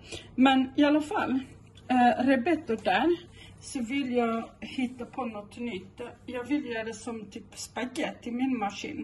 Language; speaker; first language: Swedish; non-native, local second language; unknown